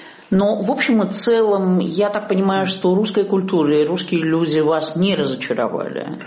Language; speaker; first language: Russian; native; Russian